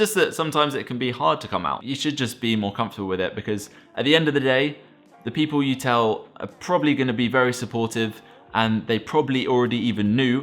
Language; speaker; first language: English; native; English